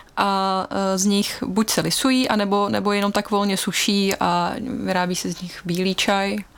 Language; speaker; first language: Czech; native; Czech